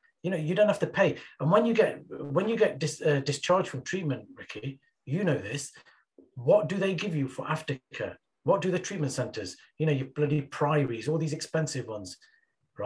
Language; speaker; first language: English; early bilingual, other home language; Punjabi